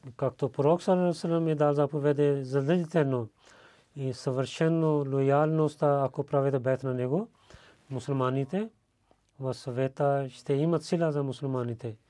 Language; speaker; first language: Bulgarian; non-native, learner; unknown